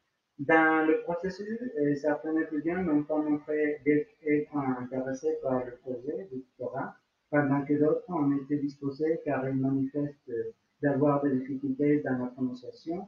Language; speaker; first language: French; non-native, learner; Spanish